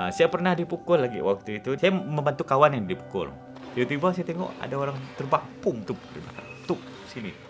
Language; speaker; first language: Malay; non-native, local second language; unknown